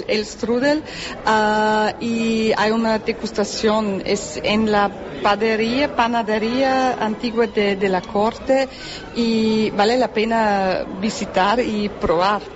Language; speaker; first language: Spanish; non-native, fluent; German